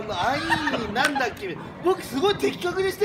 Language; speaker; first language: Japanese; native; Japanese